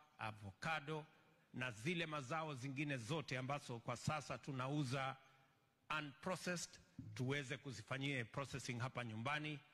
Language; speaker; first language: Swahili; non-native, local second language; Kalenjin